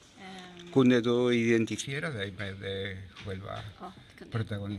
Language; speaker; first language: Swedish; non-native, fluent; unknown